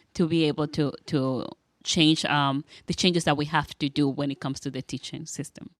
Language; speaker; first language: English; non-native, fluent; Spanish